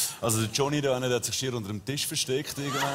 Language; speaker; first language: German; native; German